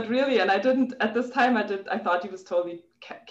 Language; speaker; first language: English; non-native, fluent; German